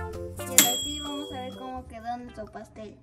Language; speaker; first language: Spanish; native; Spanish